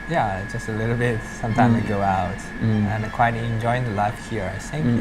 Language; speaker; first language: English; non-native, learner; Chinese